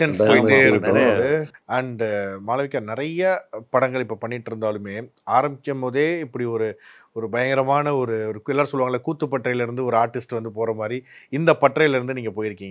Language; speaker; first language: Tamil; native; Tamil